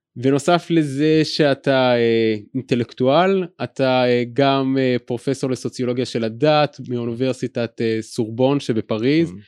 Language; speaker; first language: Hebrew; native; Hebrew